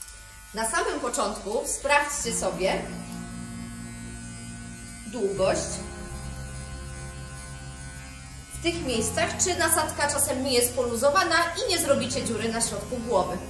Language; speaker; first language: Polish; native; Polish